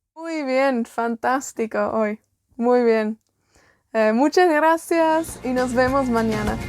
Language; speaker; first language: Spanish; non-native, fluent; Welsh